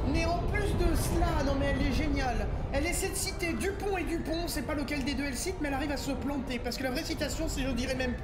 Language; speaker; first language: French; native; French